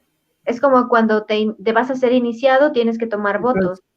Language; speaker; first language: Spanish; native; Spanish